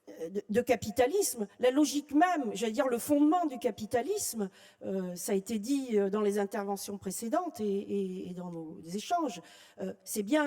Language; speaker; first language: French; native; French